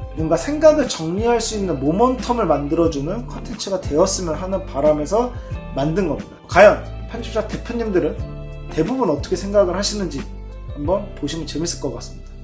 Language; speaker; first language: Korean; native; Korean